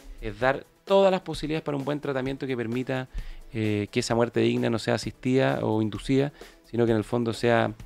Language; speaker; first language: Spanish; native; Spanish